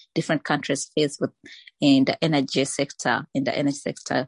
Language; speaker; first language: English; non-native, local second language; Ganda